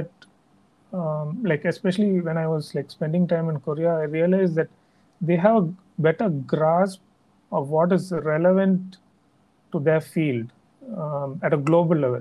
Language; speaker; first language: English; non-native, local second language; Tamil